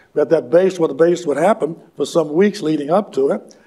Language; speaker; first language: English; native; English